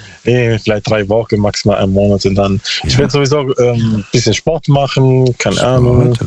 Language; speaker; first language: German; non-native, learner; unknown